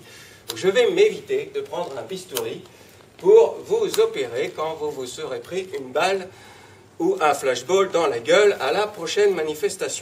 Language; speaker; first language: French; native; French